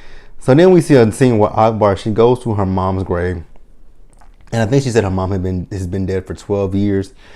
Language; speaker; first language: English; native; English